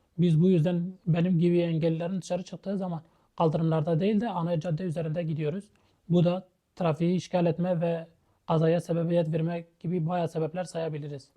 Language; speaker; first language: Turkish; native; Turkish